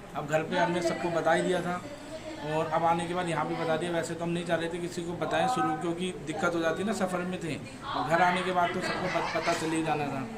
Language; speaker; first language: Hindi; native; Hindi